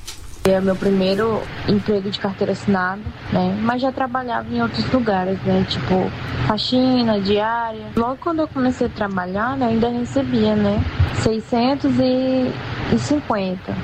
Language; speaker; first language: Portuguese; native; Portuguese